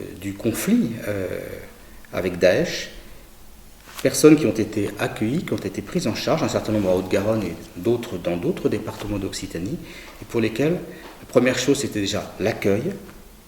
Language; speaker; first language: French; native; French